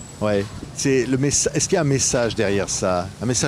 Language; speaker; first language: French; native; French